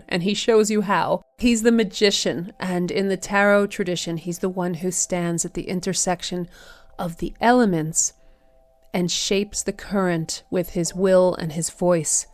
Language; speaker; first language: English; native; English